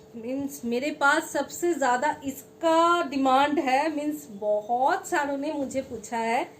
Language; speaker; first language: Hindi; non-native, local second language; Bangla